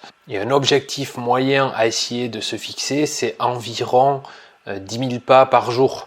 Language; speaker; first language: French; native; French